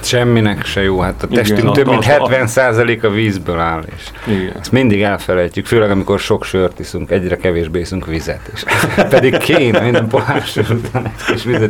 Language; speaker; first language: Hungarian; native; Hungarian